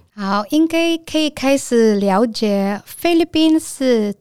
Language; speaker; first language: Chinese; non-native, learner; Filipino